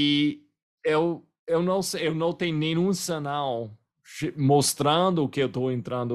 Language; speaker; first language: Portuguese; non-native, fluent; English